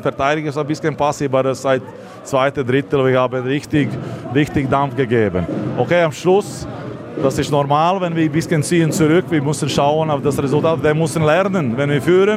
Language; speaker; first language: German; non-native, learner; Latvian